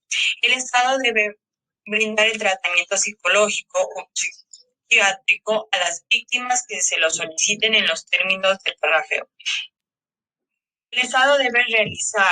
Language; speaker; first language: Spanish; native; Spanish